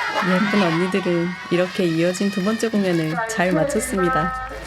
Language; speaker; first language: Korean; native; Korean